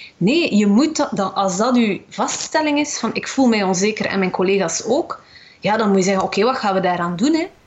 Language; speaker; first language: Dutch; early bilingual, other home language; Arabic